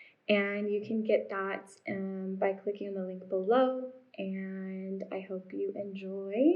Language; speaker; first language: English; native; English